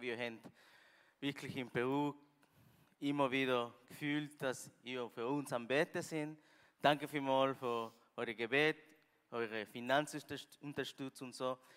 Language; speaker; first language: German; non-native, learner; Spanish